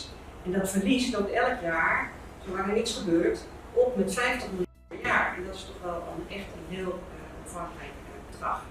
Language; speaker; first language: Dutch; non-native, local second language; Papiamento